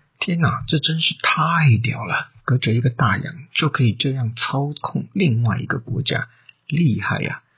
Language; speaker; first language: Chinese; native; Chinese